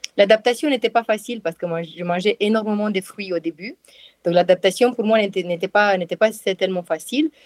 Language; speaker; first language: French; non-native, fluent; Romanian